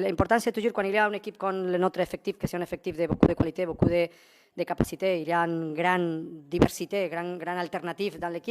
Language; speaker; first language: French; non-native, learner; Spanish